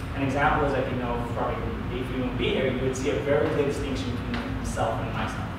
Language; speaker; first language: English; native; English